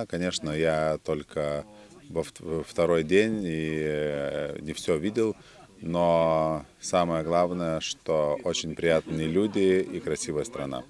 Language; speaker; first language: Russian; non-native, fluent; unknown